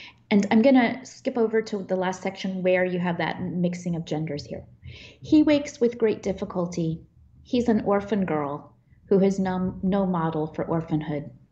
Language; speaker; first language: English; early bilingual, other home language; Czech